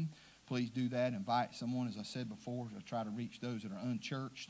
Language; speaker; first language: English; native; English